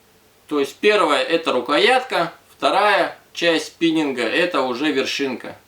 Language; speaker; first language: Russian; native; Russian